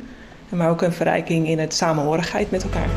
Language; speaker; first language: Dutch; native; Dutch